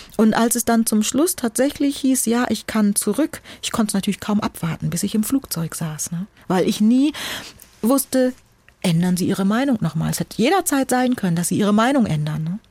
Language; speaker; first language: German; native; German